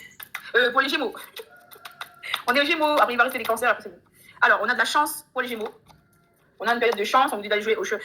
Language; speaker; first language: French; native; French